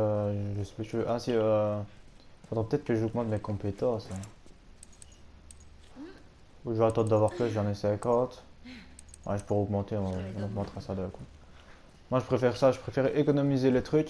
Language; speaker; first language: French; native; French